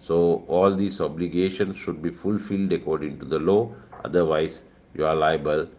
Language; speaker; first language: English; non-native, local second language; Sinhala